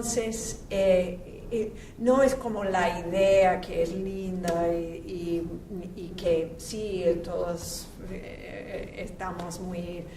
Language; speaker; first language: Spanish; non-native, fluent; English